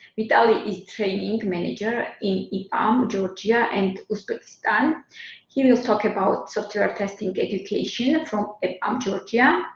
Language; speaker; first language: English; non-native, fluent; Georgian